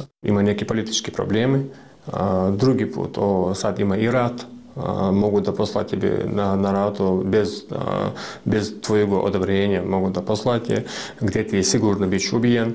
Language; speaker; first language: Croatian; non-native, learner; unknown